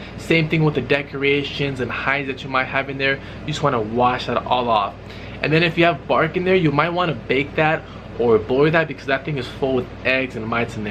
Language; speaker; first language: English; native; English